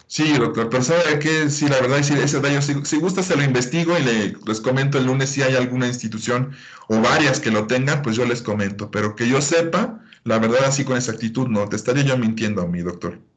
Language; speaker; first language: Spanish; native; Spanish